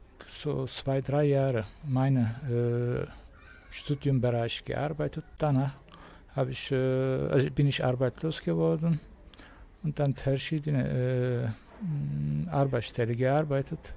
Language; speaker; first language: German; non-native, learner; Turkish